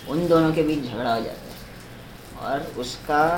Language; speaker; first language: Hindi; non-native, local second language; Marathi